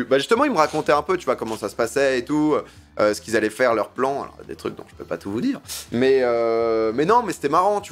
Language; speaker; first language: French; native; French